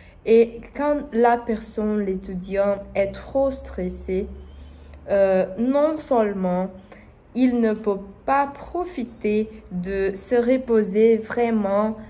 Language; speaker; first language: French; non-native, learner; Portuguese